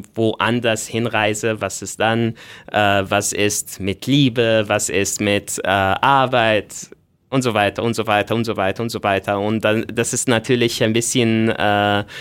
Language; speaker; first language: German; non-native, fluent; Arabic